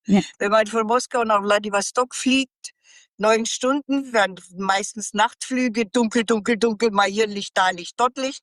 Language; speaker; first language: German; native; German